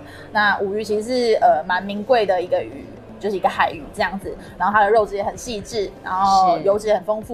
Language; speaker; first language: Chinese; native; Chinese